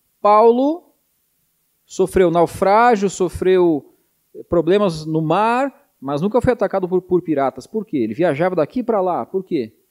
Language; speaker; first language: Portuguese; native; Portuguese